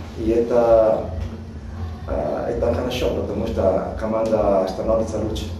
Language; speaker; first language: Russian; non-native, learner; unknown